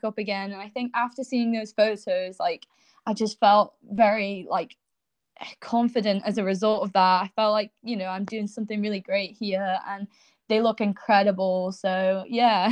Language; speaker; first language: English; native; English